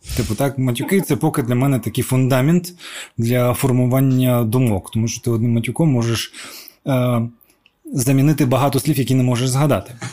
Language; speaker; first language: Ukrainian; non-native, local second language; Russian